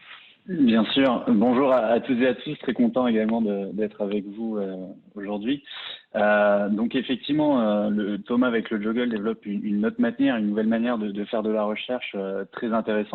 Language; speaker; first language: French; native; French